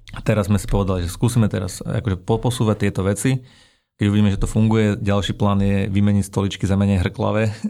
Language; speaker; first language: Slovak; native; Slovak